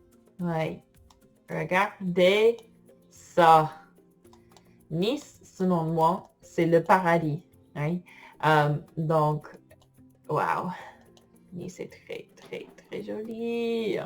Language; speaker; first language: French; non-native, fluent; English